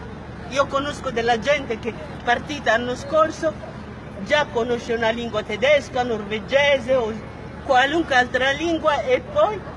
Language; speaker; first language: Italian; non-native, fluent; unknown